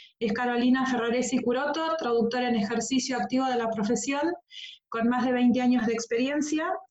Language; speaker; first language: Spanish; native; Spanish